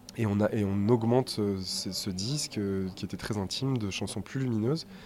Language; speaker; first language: French; native; French